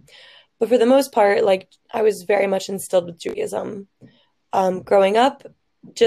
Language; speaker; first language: English; native; English